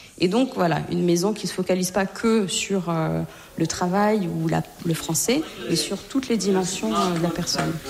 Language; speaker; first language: French; native; French